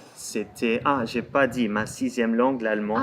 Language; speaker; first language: French; non-native, fluent; Portuguese